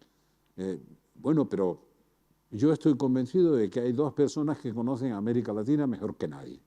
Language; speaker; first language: Spanish; native; Spanish